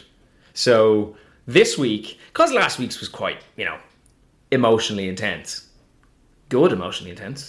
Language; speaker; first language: English; native; English